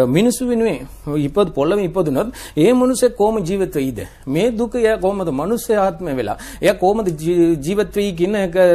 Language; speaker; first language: Sinhala; non-native, fluent; Tamil